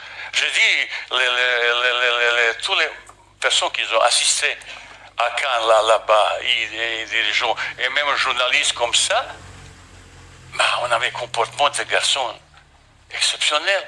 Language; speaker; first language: French; non-native, fluent; Bosnian